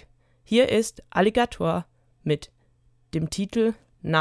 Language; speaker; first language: German; native; German